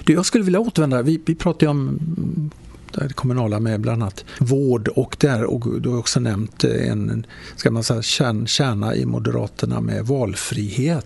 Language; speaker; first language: Swedish; native; Swedish